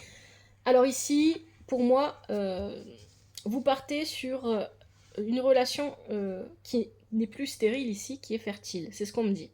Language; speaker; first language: French; native; French